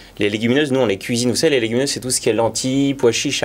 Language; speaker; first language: French; native; French